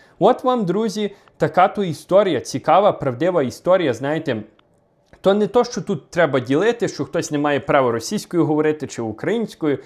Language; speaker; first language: Ukrainian; native; Ukrainian